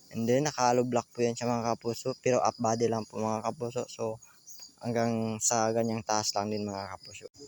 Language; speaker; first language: Filipino; non-native, local second language; Cebuano